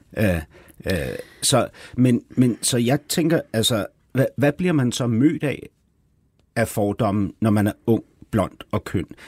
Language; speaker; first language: Danish; native; Danish